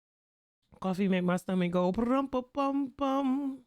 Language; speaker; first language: English; native; English